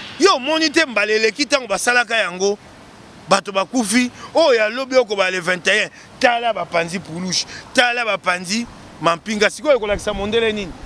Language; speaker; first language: Lingala; non-native, local second language; Luba-Lulua